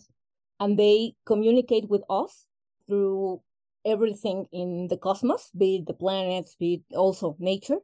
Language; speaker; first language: English; non-native, fluent; Spanish